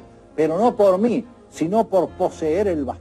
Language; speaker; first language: Spanish; native; Spanish